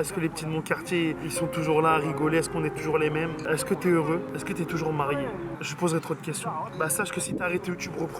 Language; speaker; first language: French; native; French